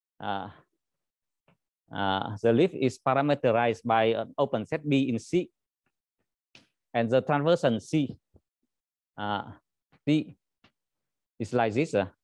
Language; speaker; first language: English; non-native, learner; Vietnamese